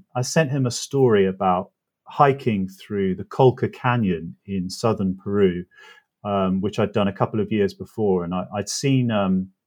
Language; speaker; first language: English; native; English